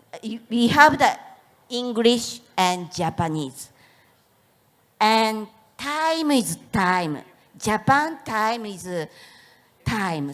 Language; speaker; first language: English; non-native, learner; Japanese